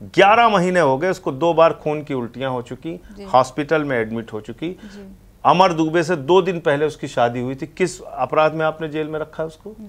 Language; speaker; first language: Hindi; native; Hindi